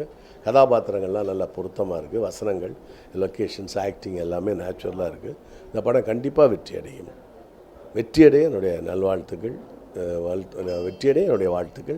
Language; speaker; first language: Tamil; native; Tamil